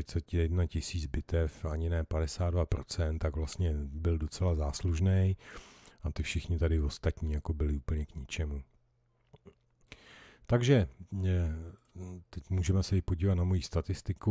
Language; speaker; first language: Czech; native; Czech